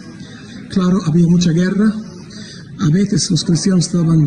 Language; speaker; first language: Spanish; non-native, fluent; Arabic